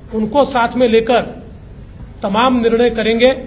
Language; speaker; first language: Hindi; non-native, local second language; Marathi